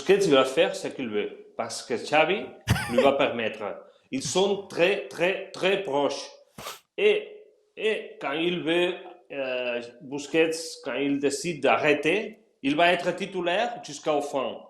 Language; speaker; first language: French; non-native, fluent; Spanish